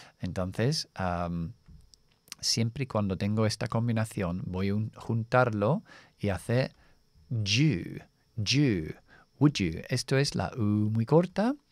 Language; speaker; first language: Spanish; non-native, fluent; English